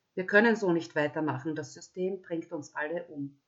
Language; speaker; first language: German; native; German